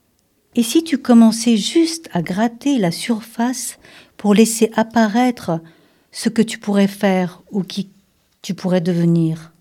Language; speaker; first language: French; native; French